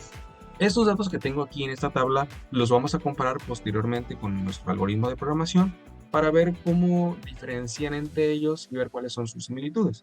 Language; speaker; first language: Spanish; native; Spanish